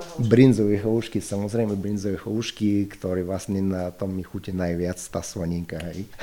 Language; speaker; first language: Slovak; non-native, fluent; Bulgarian